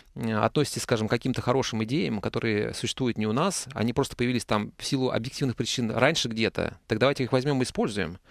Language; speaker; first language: Russian; native; Russian